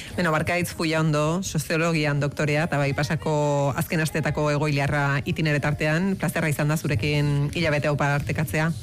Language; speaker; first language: Basque; native; Basque